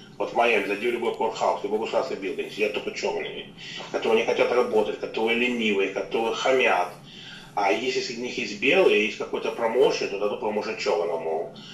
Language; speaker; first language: Russian; native; Russian